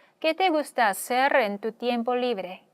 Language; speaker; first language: Spanish; non-native, fluent; Korean